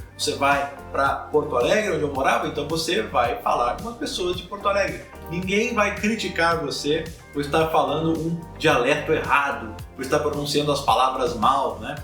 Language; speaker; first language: Portuguese; native; Portuguese